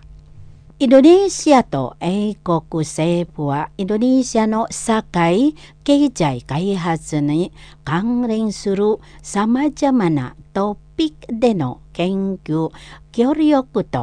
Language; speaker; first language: Japanese; non-native, learner; Indonesian